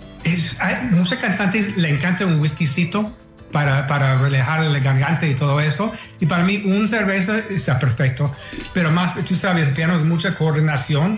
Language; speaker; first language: Spanish; non-native, fluent; English